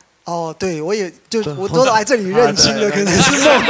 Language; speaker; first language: Chinese; native; Chinese